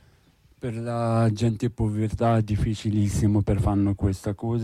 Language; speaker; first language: Italian; non-native, learner; Arabic